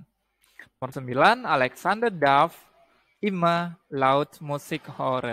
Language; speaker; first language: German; non-native, learner; Indonesian